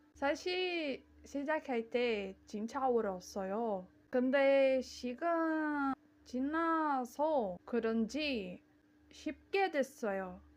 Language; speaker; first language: Korean; non-native, learner; Portuguese